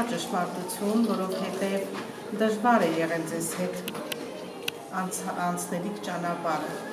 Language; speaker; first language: Armenian; native; Armenian